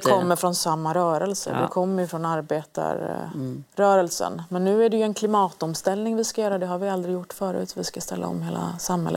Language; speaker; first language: Swedish; early bilingual, other home language; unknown